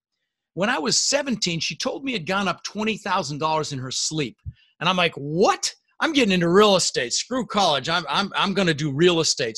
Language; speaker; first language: English; early bilingual, other home language; Dutch